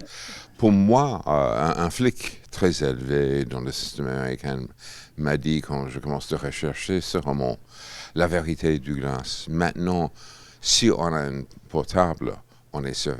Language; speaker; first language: French; non-native, fluent; English